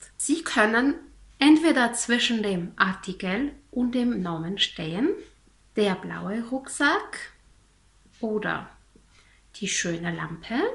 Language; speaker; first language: German; non-native, fluent; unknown